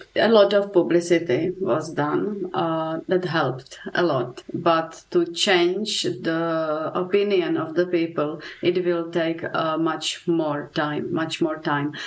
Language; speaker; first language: English; non-native, fluent; Czech